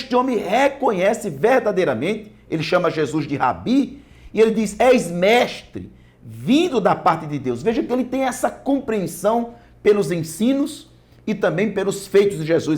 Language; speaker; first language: Portuguese; native; Portuguese